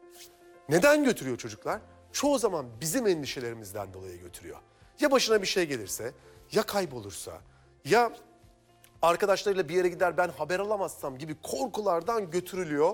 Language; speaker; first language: Turkish; native; Turkish